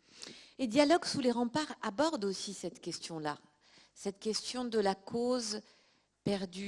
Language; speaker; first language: French; native; French